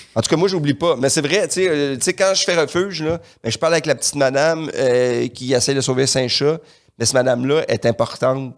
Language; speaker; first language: French; native; French